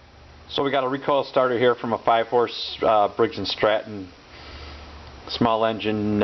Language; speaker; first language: English; native; English